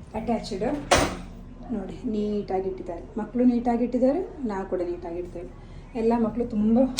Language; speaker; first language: Kannada; non-native, local second language; Tulu